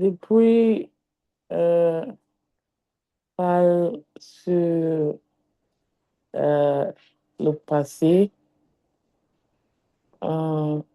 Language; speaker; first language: French; non-native, learner; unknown